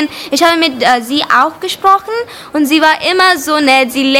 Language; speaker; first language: German; non-native, learner; Bangla